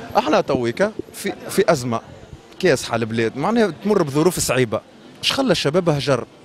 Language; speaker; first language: Arabic; native; Arabic